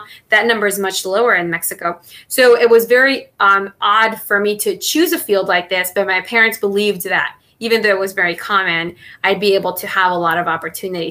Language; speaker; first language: English; non-native, fluent; Spanish